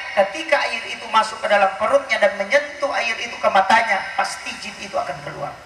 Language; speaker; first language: Indonesian; non-native, local second language; Buginese